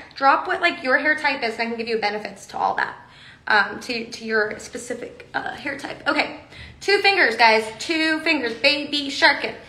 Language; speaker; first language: English; native; English